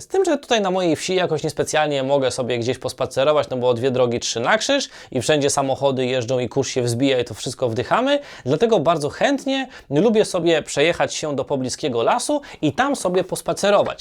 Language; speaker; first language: Polish; native; Polish